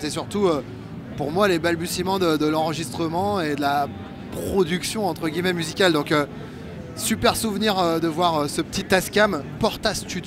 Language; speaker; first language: French; native; French